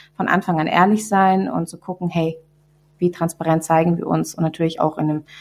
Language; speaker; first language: German; native; German